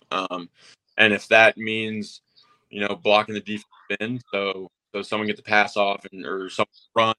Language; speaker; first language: English; native; English